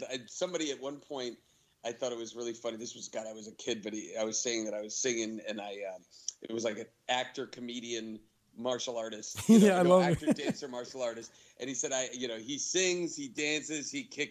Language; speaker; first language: English; native; English